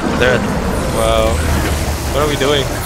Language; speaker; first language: English; non-native, fluent; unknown